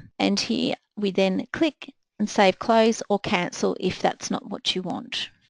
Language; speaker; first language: English; native; English